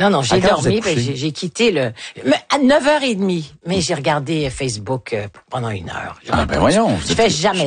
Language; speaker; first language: French; native; French